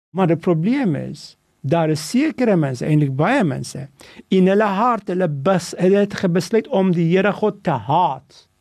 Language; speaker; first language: Afrikaans; non-native, local second language; English